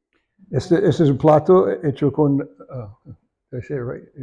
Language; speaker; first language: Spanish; non-native, learner; English